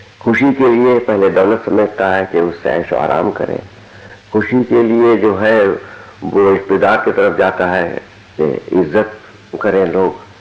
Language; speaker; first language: Urdu; non-native, local second language; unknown